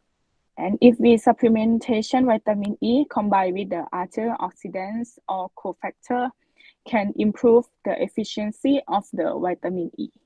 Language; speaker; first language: English; non-native, learner; Thai